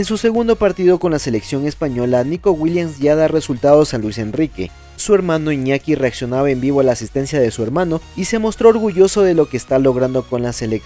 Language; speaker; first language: Spanish; native; Spanish